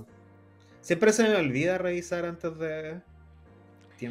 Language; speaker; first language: Spanish; native; Spanish